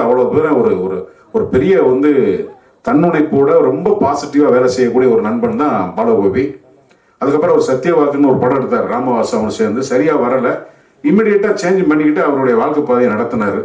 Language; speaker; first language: Tamil; native; Tamil